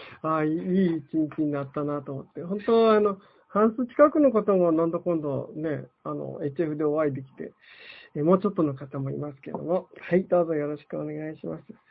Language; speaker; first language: Japanese; native; Japanese